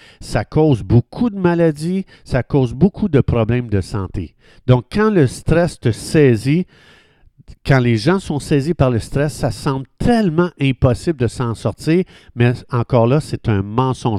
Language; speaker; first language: French; native; French